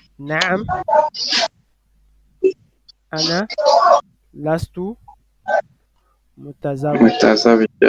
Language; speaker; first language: Arabic; non-native, fluent; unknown